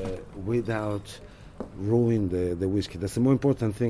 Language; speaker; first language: English; non-native, fluent; Italian